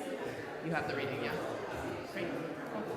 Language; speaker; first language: English; native; English